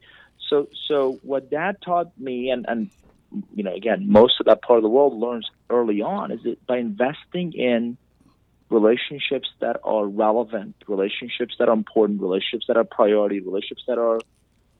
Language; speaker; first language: English; non-native, fluent; Persian